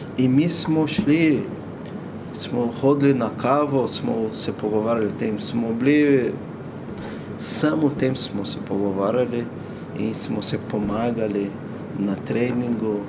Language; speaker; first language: Slovenian; non-native, fluent; Portuguese